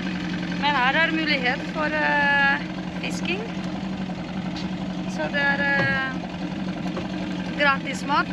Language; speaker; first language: Norwegian; non-native, fluent; Romanian